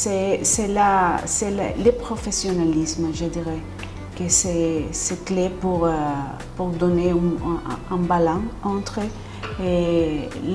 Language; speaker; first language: French; non-native, fluent; Spanish